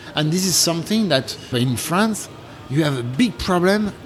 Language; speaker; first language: English; non-native, fluent; French